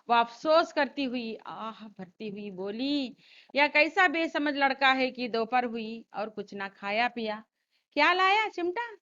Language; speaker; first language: Hindi; non-native, local second language; Telugu